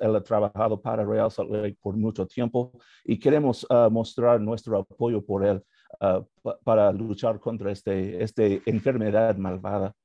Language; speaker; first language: Spanish; non-native, learner; English